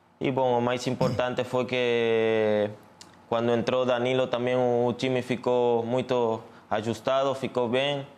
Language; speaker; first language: Portuguese; non-native, learner; Spanish